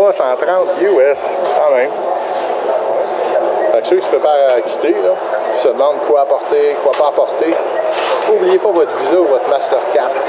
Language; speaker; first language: French; native; French